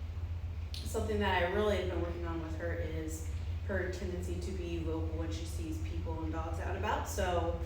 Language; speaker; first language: English; native; English